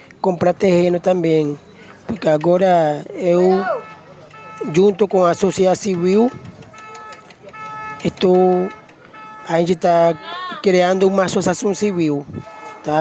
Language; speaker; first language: Portuguese; non-native, learner; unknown